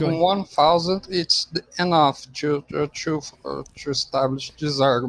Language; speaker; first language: English; non-native, fluent; Portuguese